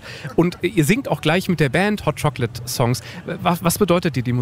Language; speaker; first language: German; native; German